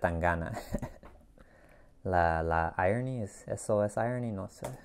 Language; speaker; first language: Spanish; non-native, learner; English